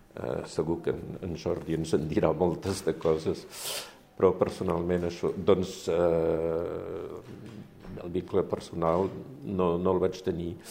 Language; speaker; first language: Catalan; early bilingual, heritage; Catalan